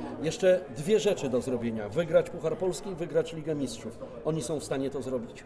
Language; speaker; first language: Polish; native; Polish